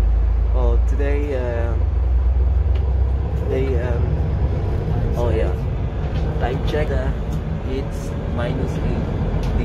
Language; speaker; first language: English; non-native, local second language; Filipino